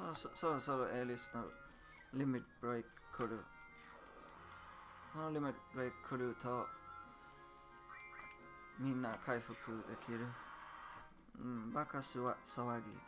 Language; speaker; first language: Japanese; non-native, learner; English